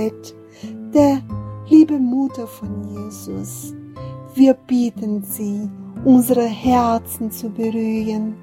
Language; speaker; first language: German; non-native, fluent; Portuguese